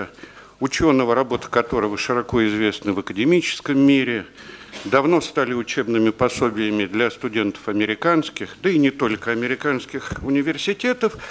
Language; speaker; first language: Russian; native; Russian